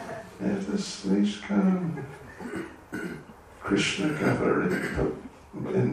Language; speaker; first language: Russian; non-native, learner; English